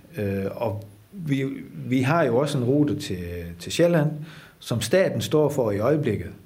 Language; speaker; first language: Danish; non-native, fluent; Dutch